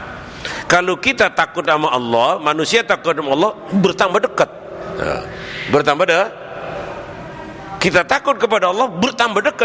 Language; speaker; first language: Indonesian; native; Indonesian